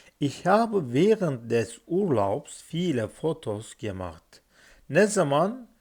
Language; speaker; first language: German; non-native, fluent; Turkish